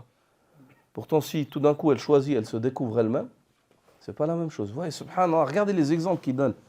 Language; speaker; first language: French; native; French